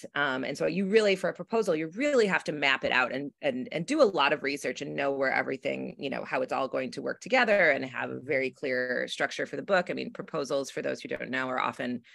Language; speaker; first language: English; native; English